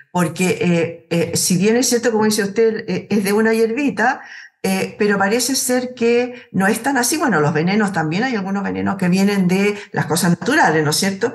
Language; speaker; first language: Spanish; native; Spanish